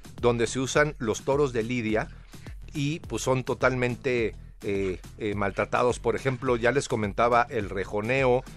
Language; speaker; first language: Spanish; native; Spanish